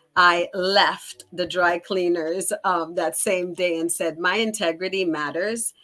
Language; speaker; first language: English; early bilingual, other home language; Haitian Creole